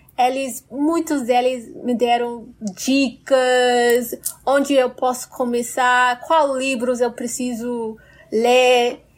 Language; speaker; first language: Portuguese; non-native, fluent; English